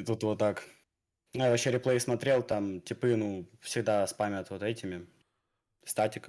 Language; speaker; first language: Russian; native; Russian